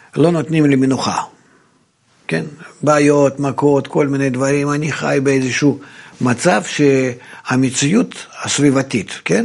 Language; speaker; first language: Hebrew; native; Hebrew